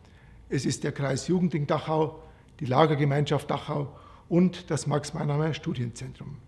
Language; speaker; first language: German; native; German